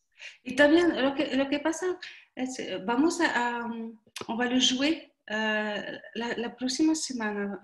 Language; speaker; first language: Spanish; non-native, learner; French